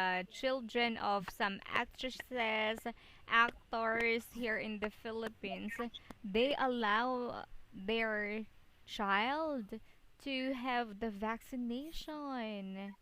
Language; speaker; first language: English; non-native, local second language; Filipino